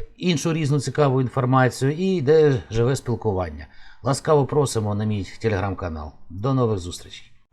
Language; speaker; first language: Ukrainian; native; Ukrainian